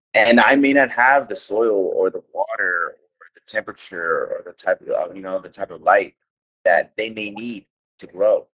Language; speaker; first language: English; native; English